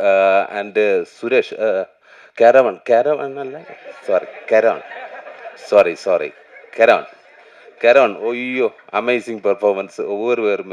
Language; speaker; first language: Tamil; non-native, learner; Malayalam